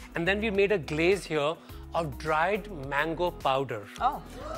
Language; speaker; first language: English; non-native, local second language; Punjabi